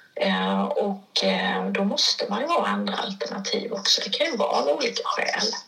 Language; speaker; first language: Swedish; native; Swedish